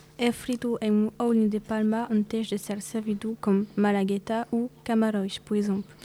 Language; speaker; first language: Portuguese; non-native, learner; French